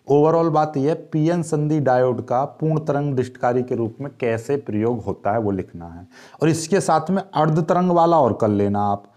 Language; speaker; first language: Hindi; native; Hindi